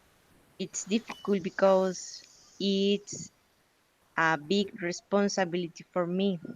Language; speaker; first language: English; non-native, learner; Spanish